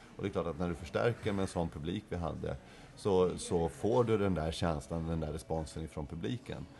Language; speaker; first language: Swedish; native; Swedish